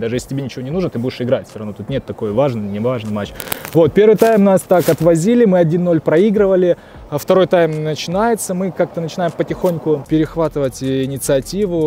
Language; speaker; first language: Russian; native; Russian